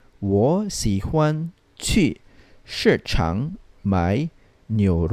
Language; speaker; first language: Chinese; non-native, fluent; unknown